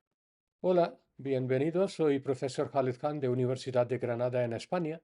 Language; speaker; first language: Spanish; non-native, fluent; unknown